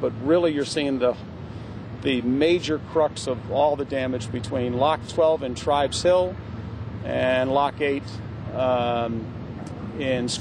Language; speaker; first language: English; native; English